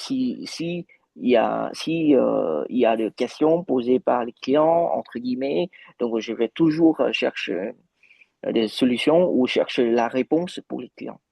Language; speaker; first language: French; non-native, fluent; Vietnamese